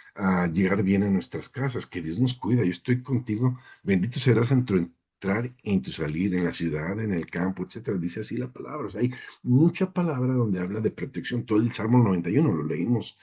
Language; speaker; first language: Spanish; native; Spanish